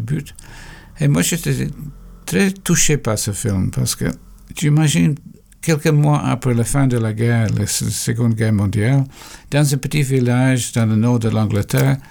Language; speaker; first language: French; non-native, fluent; English